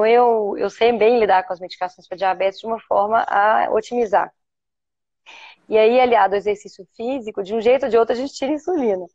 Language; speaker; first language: Portuguese; native; Portuguese